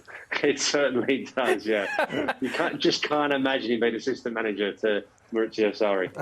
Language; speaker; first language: English; native; English